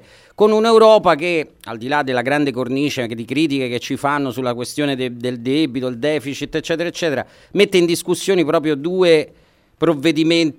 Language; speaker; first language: Italian; native; Italian